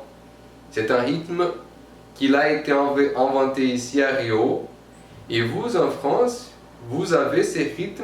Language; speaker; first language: French; non-native, fluent; Portuguese